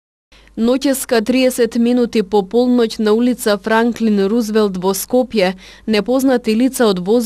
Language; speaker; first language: Macedonian; native; Macedonian